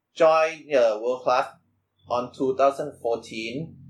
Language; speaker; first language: English; non-native, learner; Thai